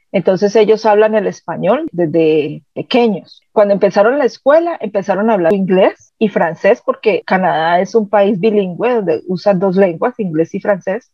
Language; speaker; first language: Spanish; native; Spanish